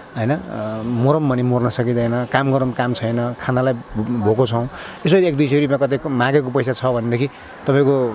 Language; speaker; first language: Nepali; native; Nepali